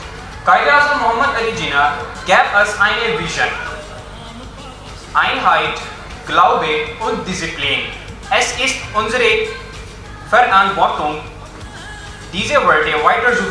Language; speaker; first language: German; non-native, learner; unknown